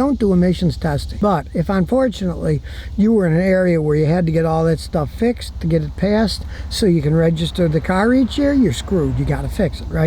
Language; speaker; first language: English; native; English